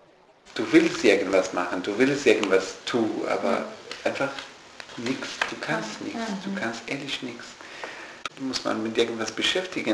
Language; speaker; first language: German; non-native, learner; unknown